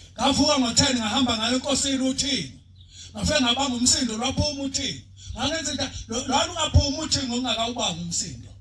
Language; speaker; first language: Zulu; native; Zulu